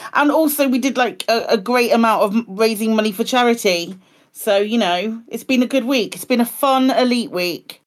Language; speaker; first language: English; native; English